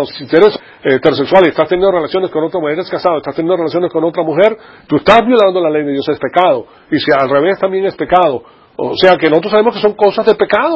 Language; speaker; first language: Spanish; native; Spanish